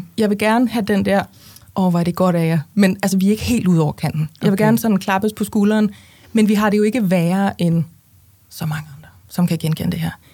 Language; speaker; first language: Danish; native; Danish